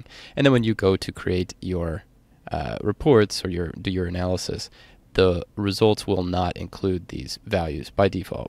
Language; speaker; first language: English; native; English